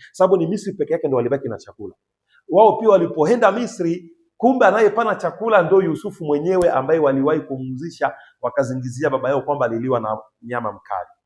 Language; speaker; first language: Swahili; native; Swahili